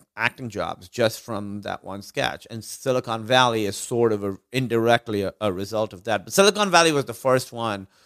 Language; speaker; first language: English; non-native, local second language; Urdu